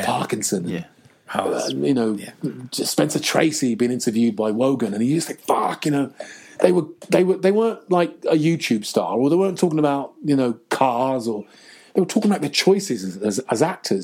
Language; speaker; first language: English; native; English